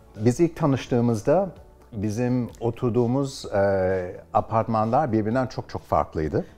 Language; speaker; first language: Turkish; early bilingual, heritage; Turkish